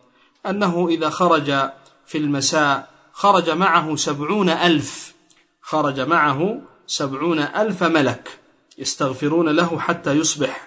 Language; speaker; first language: Arabic; native; Arabic